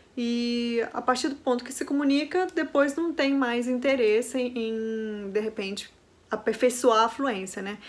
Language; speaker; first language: Portuguese; non-native, fluent; Spanish